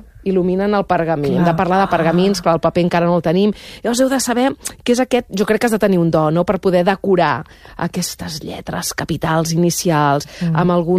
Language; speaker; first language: Catalan; native; Catalan